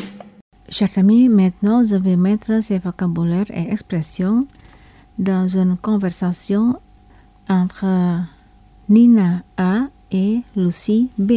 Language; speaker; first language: French; non-native, local second language; Indonesian